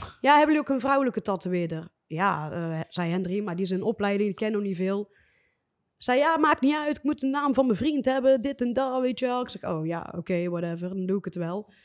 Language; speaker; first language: Dutch; native; Dutch